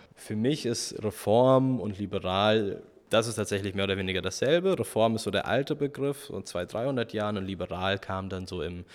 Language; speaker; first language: German; early bilingual, other home language; Russian